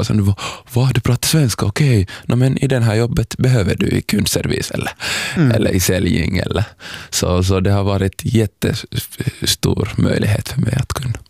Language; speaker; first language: Swedish; non-native, fluent; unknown